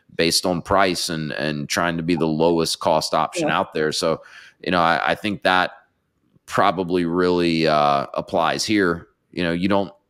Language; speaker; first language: English; native; English